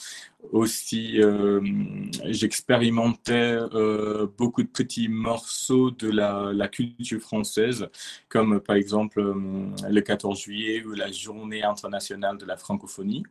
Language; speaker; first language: French; non-native, fluent; English